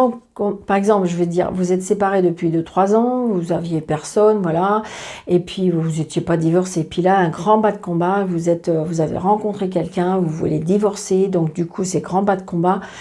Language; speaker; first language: French; native; French